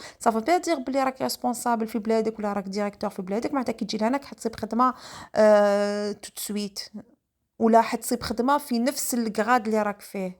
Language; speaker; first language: Arabic; native; Arabic